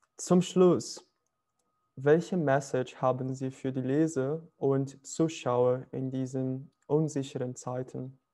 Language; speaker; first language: German; non-native, fluent; Portuguese